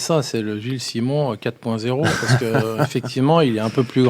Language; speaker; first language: French; native; French